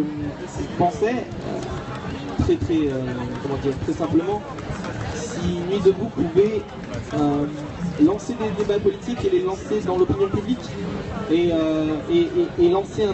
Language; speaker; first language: French; native; French